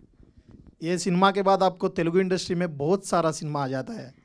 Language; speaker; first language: Hindi; non-native, local second language; Telugu